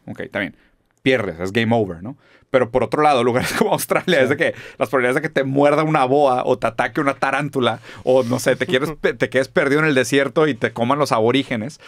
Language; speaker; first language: Spanish; non-native, fluent; German